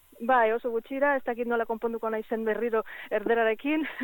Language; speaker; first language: Basque; non-native, learner; Spanish